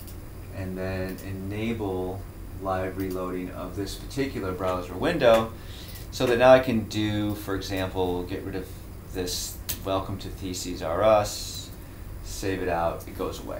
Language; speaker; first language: English; native; English